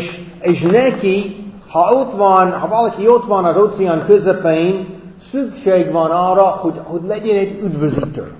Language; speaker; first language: Hungarian; non-native, fluent; English